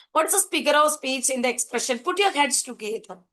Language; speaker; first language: English; non-native, local second language; Malayalam